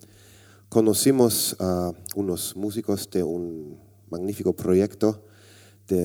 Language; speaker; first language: Spanish; non-native, fluent; German